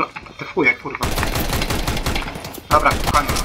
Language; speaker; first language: Polish; native; Polish